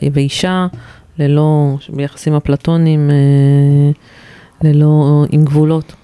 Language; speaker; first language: Hebrew; native; Hebrew